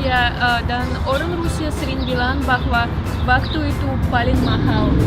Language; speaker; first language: Indonesian; non-native, learner; Russian